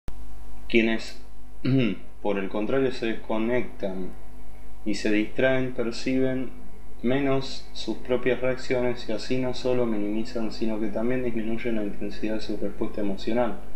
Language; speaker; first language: Spanish; native; Spanish